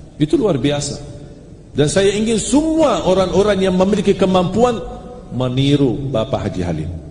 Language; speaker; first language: Malay; non-native, fluent; Arabic